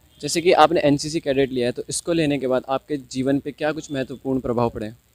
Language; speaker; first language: Hindi; native; Hindi